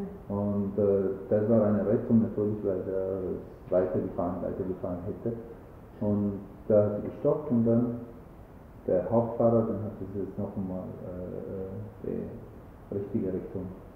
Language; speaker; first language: German; non-native, learner; Arabic